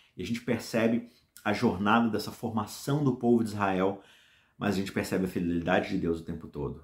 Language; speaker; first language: Portuguese; native; Portuguese